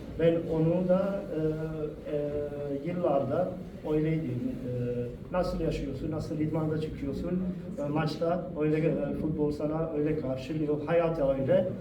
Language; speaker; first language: Turkish; non-native, fluent; Bosnian